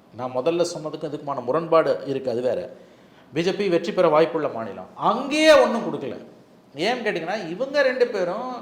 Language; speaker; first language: Tamil; native; Tamil